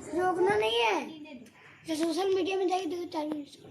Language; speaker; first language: Hindi; native; Hindi